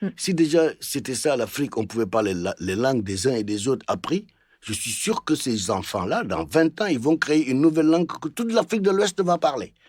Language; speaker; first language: French; non-native, local second language; Wolof